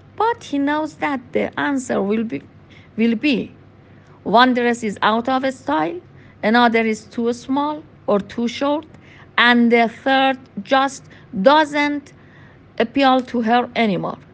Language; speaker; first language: English; non-native, fluent; Persian